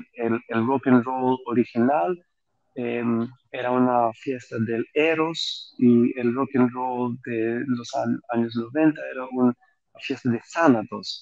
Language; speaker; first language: Spanish; non-native, fluent; Greek